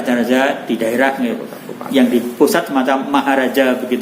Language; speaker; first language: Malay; non-native, local second language; Javanese